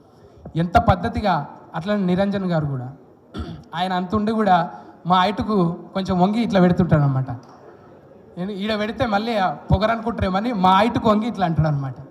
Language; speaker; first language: Telugu; native; Telugu